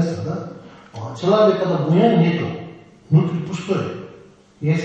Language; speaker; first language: Russian; non-native, learner; Tibetan